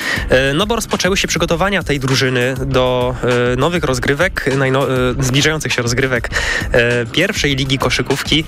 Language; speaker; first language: Polish; native; Polish